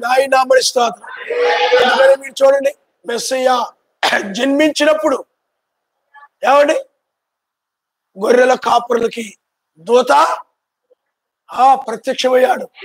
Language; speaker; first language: Telugu; native; Telugu